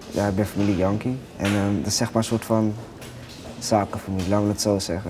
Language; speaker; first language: Dutch; native; Dutch